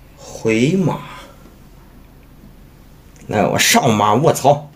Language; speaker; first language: Chinese; native; Chinese